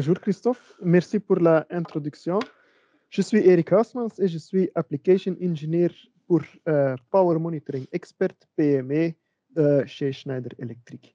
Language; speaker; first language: French; non-native, learner; Dutch